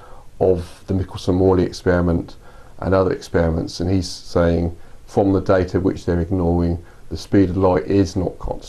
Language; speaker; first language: English; native; English